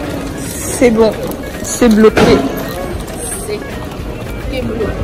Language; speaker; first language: French; native; French